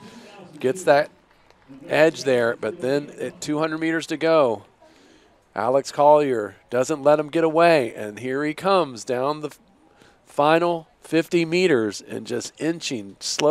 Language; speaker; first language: English; native; English